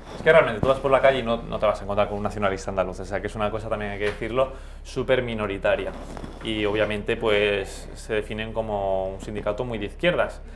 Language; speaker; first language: Spanish; native; Spanish